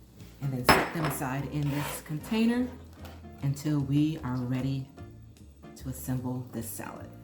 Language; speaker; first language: English; native; English